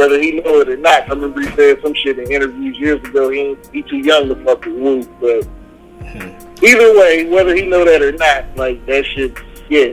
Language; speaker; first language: English; native; English